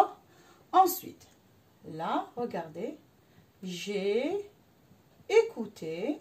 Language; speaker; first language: French; non-native, local second language; Arabic